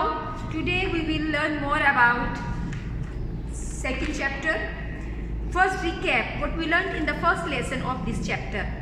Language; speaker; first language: English; non-native, local second language; Urdu